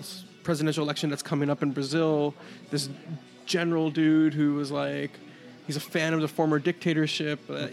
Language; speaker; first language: English; native; English